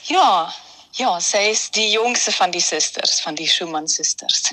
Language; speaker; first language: Afrikaans; early bilingual, heritage; German